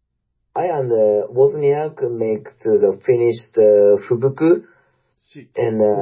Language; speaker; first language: English; non-native, learner; Japanese